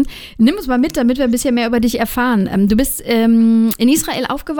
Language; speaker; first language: German; native; German